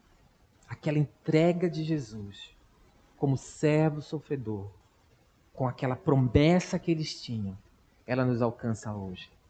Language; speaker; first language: Portuguese; native; Portuguese